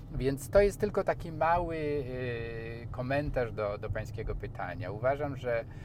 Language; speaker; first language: Polish; native; Polish